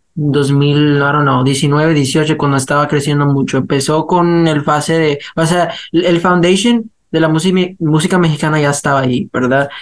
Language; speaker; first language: Spanish; early bilingual, heritage; Spanish